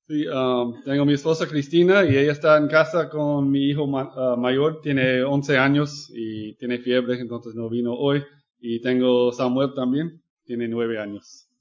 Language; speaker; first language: Spanish; non-native, fluent; English